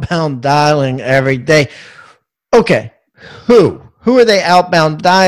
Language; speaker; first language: English; native; English